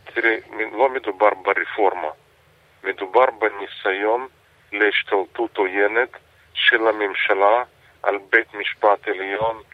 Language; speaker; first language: Hebrew; non-native, fluent; Russian